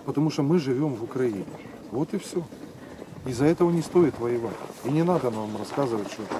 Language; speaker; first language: Ukrainian; non-native, local second language; Russian